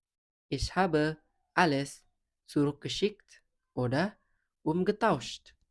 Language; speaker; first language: German; non-native, fluent; Indonesian